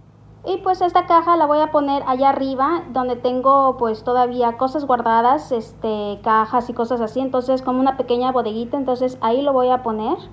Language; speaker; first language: Spanish; native; Spanish